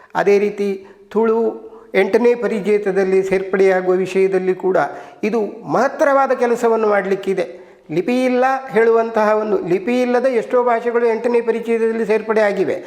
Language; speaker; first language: Kannada; non-native, local second language; Tulu